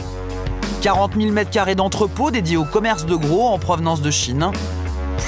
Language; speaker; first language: French; native; French